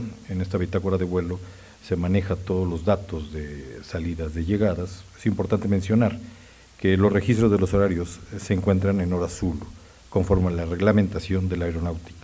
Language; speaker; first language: Spanish; native; Spanish